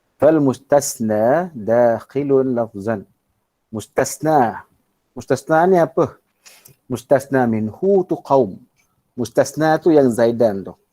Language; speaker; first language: Malay; native; Malay